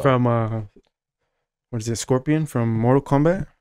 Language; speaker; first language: English; native; English